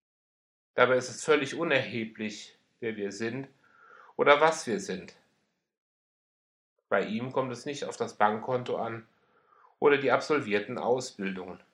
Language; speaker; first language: German; native; German